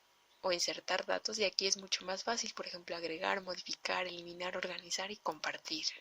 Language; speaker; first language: Spanish; native; Spanish